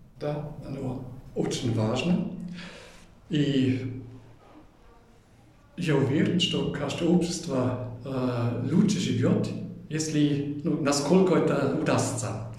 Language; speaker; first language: Russian; non-native, fluent; German